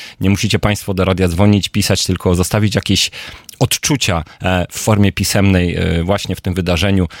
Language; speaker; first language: Polish; native; Polish